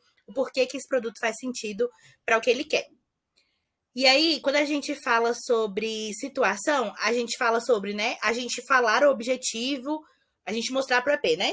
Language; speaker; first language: Portuguese; native; Portuguese